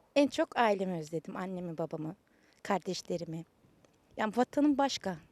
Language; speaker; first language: Turkish; native; Turkish